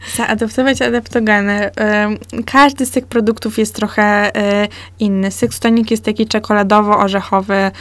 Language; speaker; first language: Polish; early bilingual, heritage; Polish